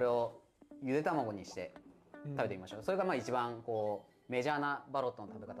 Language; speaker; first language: Japanese; native; Japanese